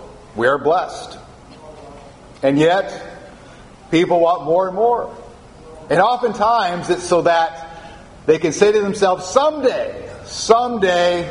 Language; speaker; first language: English; native; English